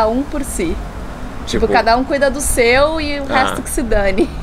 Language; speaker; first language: Portuguese; native; Portuguese